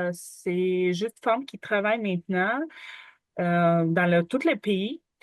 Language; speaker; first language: French; non-native, learner; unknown